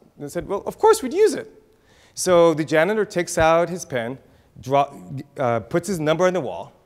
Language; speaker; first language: English; native; English